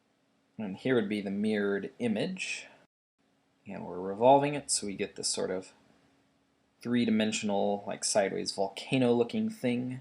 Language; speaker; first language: English; native; English